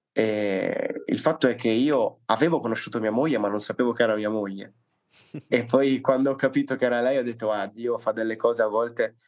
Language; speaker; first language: Italian; native; Italian